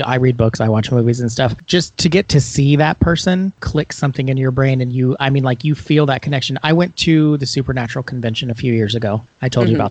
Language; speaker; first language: English; native; English